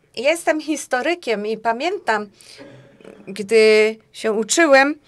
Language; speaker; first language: Polish; non-native, fluent; Hungarian